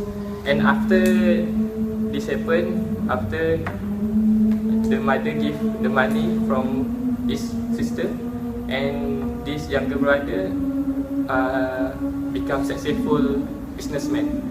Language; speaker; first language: English; non-native, local second language; Malay